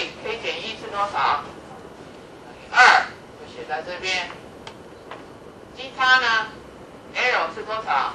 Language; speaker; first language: Chinese; native; Chinese